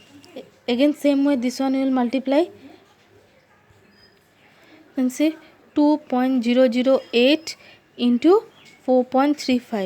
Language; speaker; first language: English; non-native, local second language; Assamese